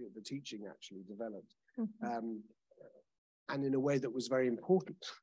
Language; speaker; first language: English; native; English